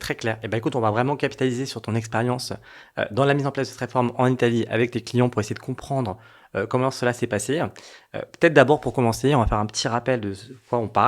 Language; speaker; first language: French; native; French